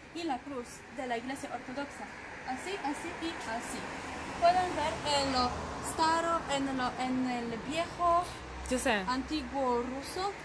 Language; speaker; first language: Spanish; non-native, fluent; Polish